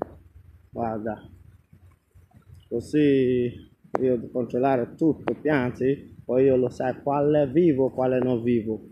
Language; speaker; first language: Italian; non-native, learner; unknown